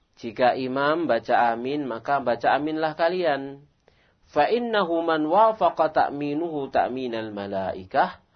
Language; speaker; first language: Indonesian; non-native, local second language; Javanese